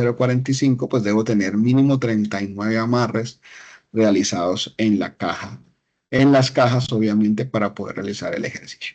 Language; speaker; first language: Spanish; native; Spanish